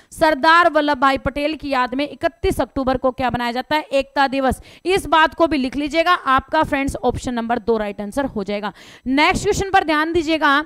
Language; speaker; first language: Hindi; native; Hindi